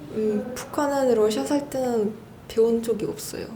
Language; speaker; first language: Korean; non-native, fluent; Russian